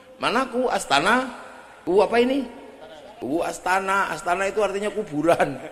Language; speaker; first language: Indonesian; non-native, local second language; Javanese